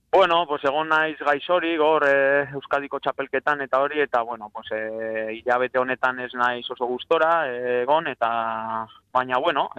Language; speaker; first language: Basque; non-native, local second language; Spanish